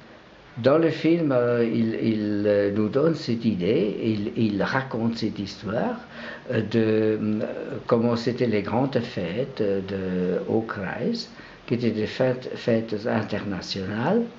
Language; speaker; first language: French; non-native, local second language; German